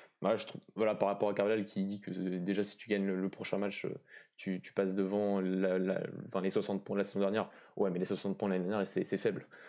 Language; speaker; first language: French; native; French